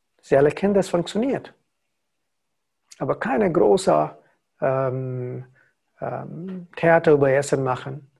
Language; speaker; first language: German; non-native, learner; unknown